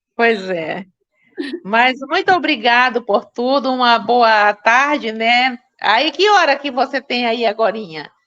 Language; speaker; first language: Portuguese; native; Portuguese